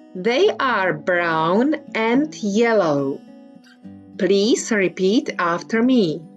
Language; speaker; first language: English; non-native, fluent; Czech